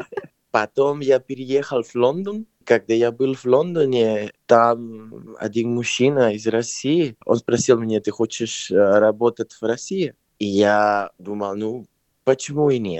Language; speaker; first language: Russian; non-native, fluent; Spanish